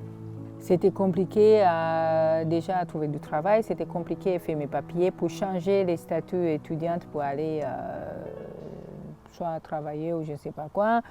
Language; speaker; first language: French; non-native, fluent; Swahili